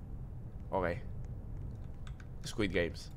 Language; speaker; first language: English; non-native, learner; Spanish